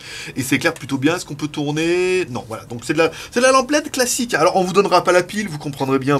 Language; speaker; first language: French; native; French